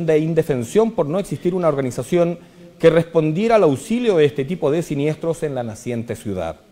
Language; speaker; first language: Spanish; native; Spanish